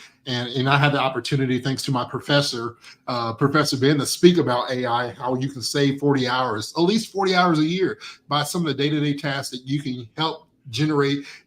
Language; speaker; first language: English; native; English